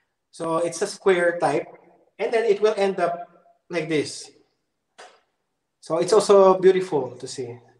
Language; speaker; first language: English; non-native, local second language; Filipino